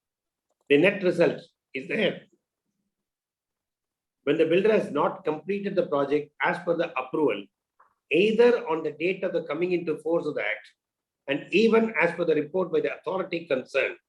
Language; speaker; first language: English; non-native, local second language; Tamil